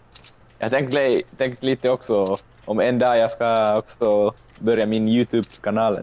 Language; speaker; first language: Swedish; non-native, local second language; Finnish